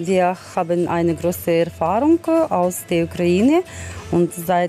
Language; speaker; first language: German; non-native, fluent; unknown